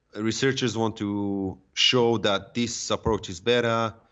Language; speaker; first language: English; non-native, fluent; Serbian